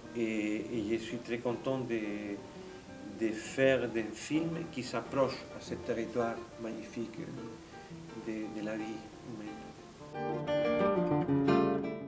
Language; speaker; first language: French; non-native, fluent; Spanish